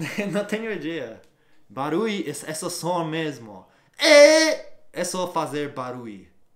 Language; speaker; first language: Portuguese; non-native, fluent; English